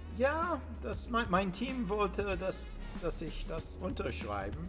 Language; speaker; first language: German; non-native, fluent; English